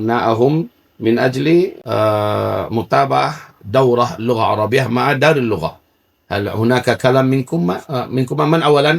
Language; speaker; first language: Arabic; non-native, fluent; Indonesian